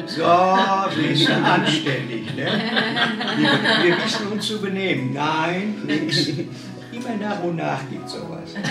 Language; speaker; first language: German; native; German